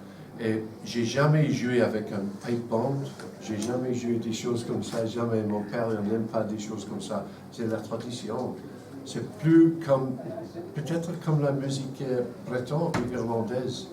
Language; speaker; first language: French; non-native, fluent; English